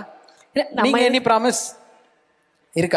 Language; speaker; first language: Tamil; native; Tamil